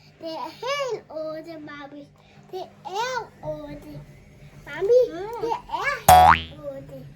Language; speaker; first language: Danish; non-native, learner; Thai